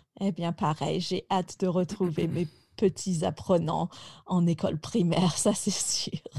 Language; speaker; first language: French; native; French